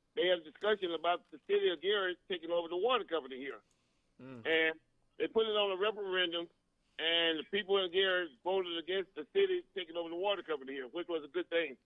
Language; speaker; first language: English; native; English